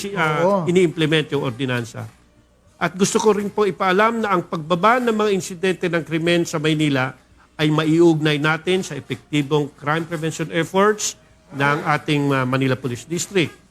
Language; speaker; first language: Filipino; native; Filipino